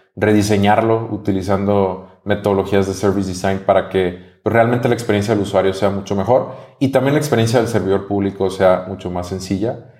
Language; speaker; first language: Spanish; native; Spanish